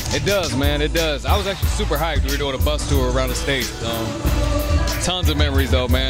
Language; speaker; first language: English; native; English